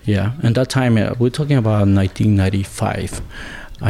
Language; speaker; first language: English; non-native, learner; Spanish